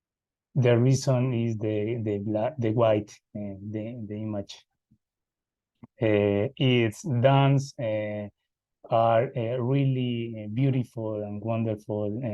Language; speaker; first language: English; non-native, learner; Spanish